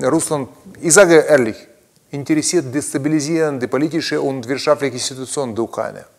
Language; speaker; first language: German; non-native, learner; Russian